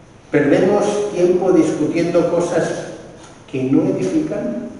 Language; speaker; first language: Spanish; native; Spanish